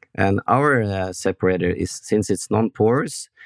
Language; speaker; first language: English; non-native, fluent; Norwegian